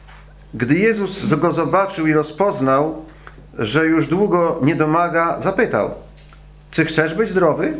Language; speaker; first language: Polish; native; Polish